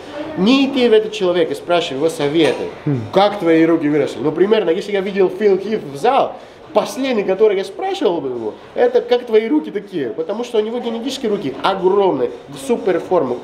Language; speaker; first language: Russian; non-native, fluent; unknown